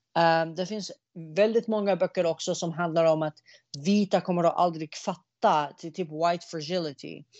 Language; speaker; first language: Swedish; early bilingual, other home language; Arabic